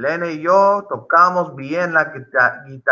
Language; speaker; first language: Spanish; non-native, fluent; English